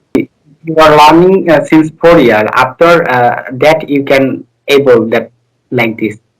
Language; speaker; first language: English; non-native, learner; Bangla